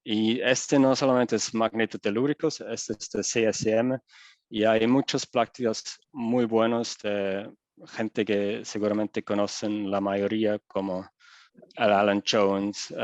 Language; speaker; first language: Spanish; non-native, fluent; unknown